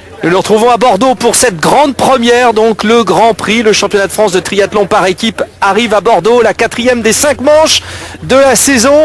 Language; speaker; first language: French; native; French